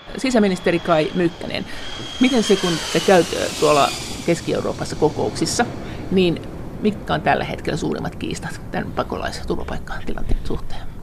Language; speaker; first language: Finnish; native; Finnish